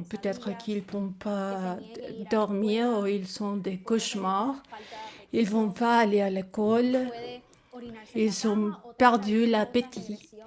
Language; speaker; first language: French; non-native, fluent; Spanish